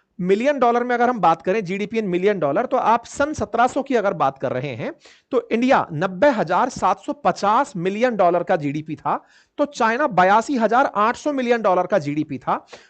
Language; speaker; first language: Hindi; native; Hindi